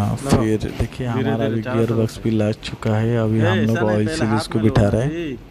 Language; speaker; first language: Hindi; non-native, local second language; Odia